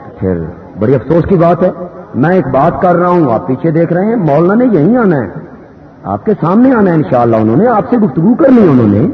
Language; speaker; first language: Urdu; non-native, local second language; Punjabi